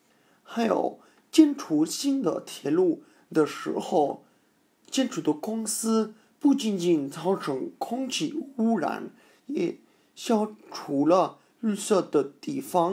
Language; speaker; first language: Chinese; non-native, fluent; English